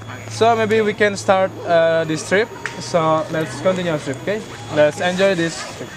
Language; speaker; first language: English; non-native, learner; Indonesian